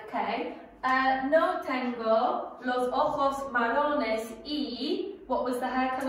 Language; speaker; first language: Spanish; non-native, learner; English